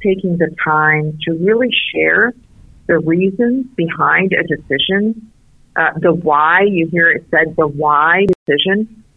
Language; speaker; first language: English; early bilingual, other home language; Arabic